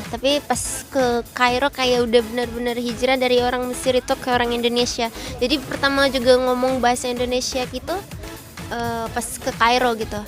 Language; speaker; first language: Indonesian; early bilingual, heritage; Indonesian